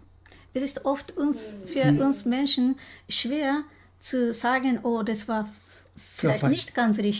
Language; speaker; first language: German; non-native, learner; Japanese